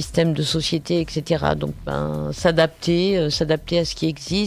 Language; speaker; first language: French; native; French